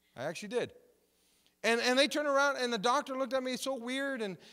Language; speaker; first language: English; native; English